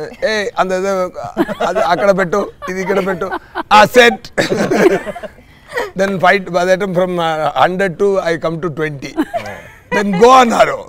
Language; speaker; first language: Telugu; non-native, fluent; Tamil